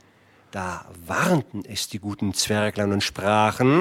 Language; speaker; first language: German; native; German